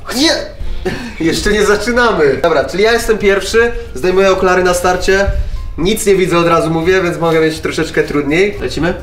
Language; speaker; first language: Polish; native; Polish